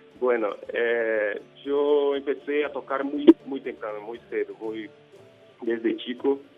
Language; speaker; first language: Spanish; non-native, fluent; Portuguese